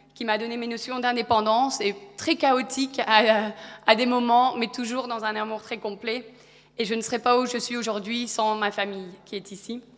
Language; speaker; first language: French; early bilingual, other home language; Polish